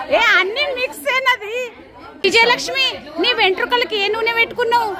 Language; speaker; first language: Telugu; non-native, local second language; Marathi